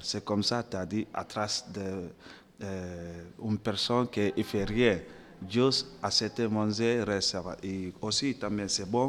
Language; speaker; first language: French; non-native, learner; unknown